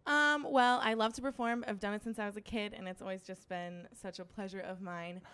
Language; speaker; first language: English; native; English